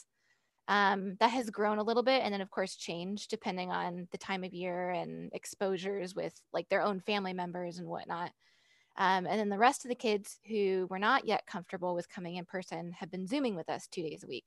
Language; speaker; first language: English; native; English